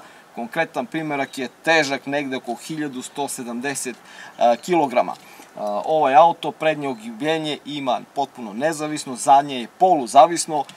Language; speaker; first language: Serbian; native; Serbian